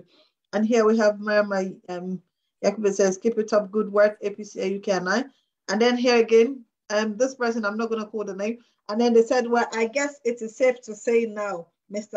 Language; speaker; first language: English; non-native, local second language; Krio